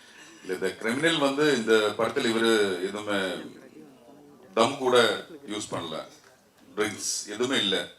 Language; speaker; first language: Tamil; non-native, learner; Malayalam